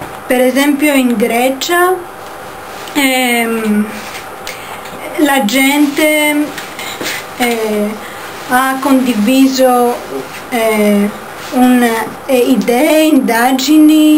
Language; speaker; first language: Italian; non-native, fluent; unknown